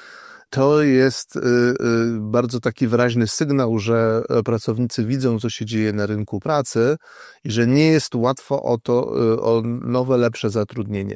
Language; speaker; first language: Polish; native; Polish